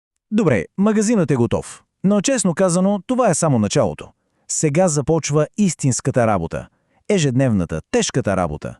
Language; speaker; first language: Bulgarian; native; Bulgarian